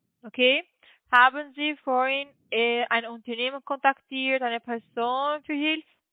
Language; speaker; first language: German; non-native, learner; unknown